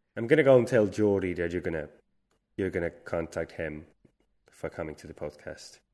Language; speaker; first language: English; non-native, fluent; Spanish